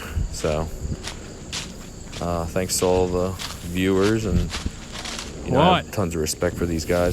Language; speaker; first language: English; native; English